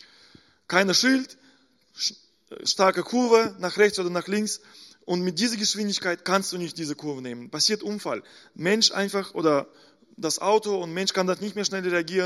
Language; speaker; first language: German; non-native, fluent; Russian